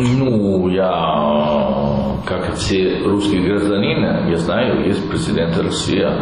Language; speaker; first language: Russian; non-native, learner; Italian